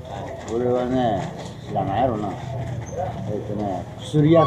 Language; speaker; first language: Japanese; native; Japanese